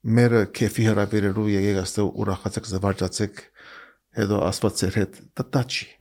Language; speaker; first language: Armenian; early bilingual, heritage; Armenian